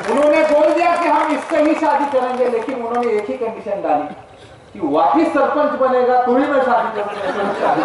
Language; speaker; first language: Hindi; non-native, local second language; Marathi